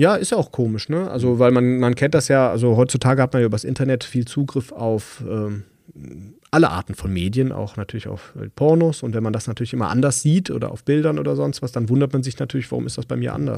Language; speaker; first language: German; native; German